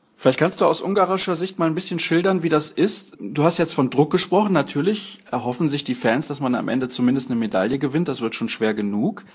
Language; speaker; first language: German; native; German